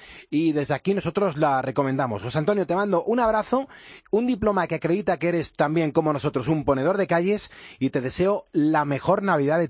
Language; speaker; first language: Spanish; native; Spanish